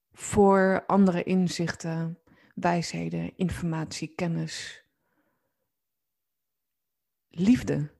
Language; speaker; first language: Dutch; native; Dutch